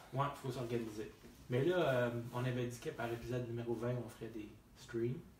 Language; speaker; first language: French; native; French